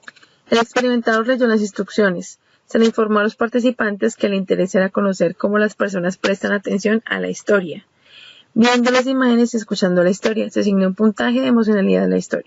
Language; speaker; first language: Spanish; native; Spanish